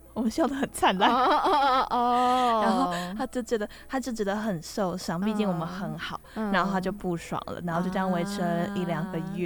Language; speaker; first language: Chinese; native; Chinese